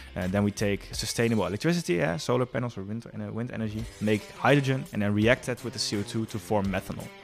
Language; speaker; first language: English; non-native, fluent; Dutch